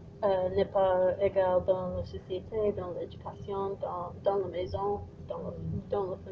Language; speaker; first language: French; non-native, learner; English